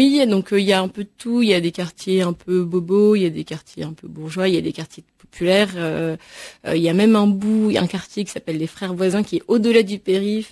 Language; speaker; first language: French; native; French